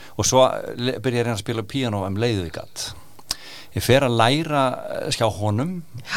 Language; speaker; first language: Icelandic; native; Icelandic